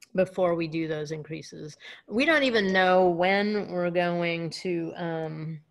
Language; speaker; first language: English; native; English